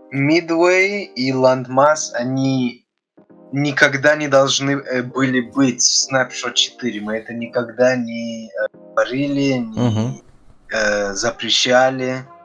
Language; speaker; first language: Russian; early bilingual, heritage; Russian